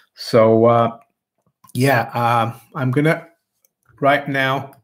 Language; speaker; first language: English; non-native, fluent; Portuguese